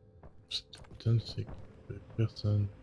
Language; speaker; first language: French; native; French